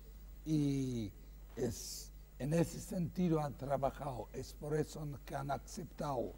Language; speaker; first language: Spanish; non-native, fluent; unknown